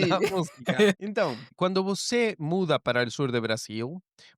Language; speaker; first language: Portuguese; non-native, learner; Spanish